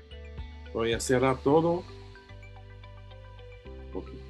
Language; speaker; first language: Spanish; non-native, fluent; French